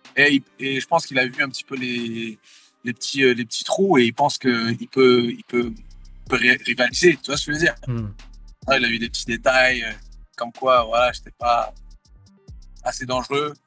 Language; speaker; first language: French; early bilingual, other home language; Thai